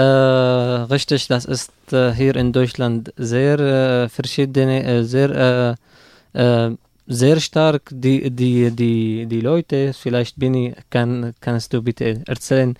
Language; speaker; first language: German; non-native, learner; Arabic